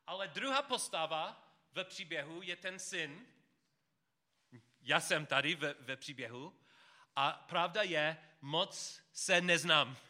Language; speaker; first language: Czech; non-native, learner; English